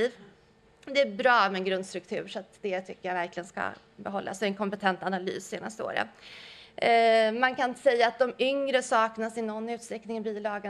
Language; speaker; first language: Swedish; native; Swedish